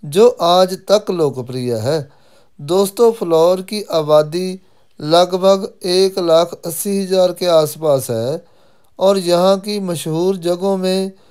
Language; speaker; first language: Hindi; non-native, local second language; Punjabi